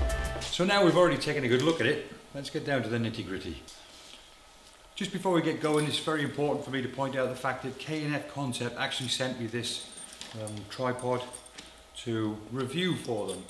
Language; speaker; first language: English; native; English